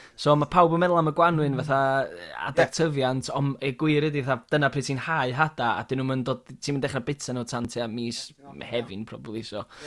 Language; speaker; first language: Welsh; native; Welsh